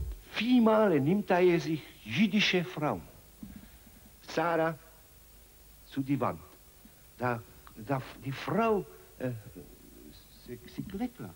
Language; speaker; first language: German; non-native, learner; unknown